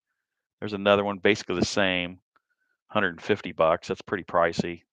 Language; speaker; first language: English; native; English